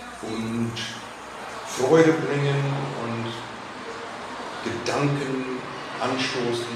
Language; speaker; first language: German; non-native, fluent; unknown